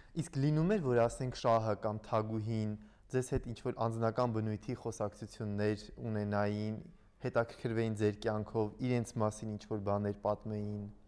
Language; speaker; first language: Armenian; native; Armenian